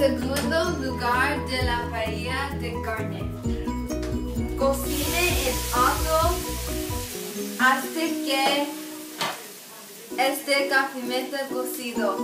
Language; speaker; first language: Spanish; non-native, learner; English